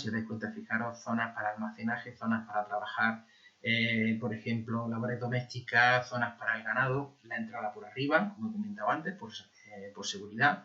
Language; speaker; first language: Spanish; native; Spanish